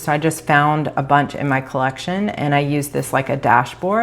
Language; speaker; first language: English; native; English